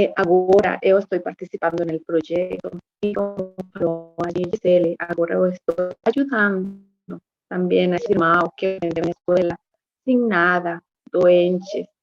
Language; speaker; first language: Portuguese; non-native, learner; Spanish